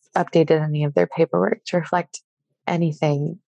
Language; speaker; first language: English; native; English